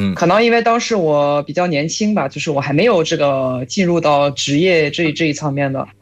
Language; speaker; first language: Chinese; non-native, fluent; French